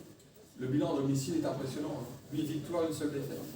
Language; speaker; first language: French; native; French